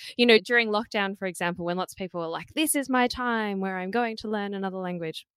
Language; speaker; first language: English; native; English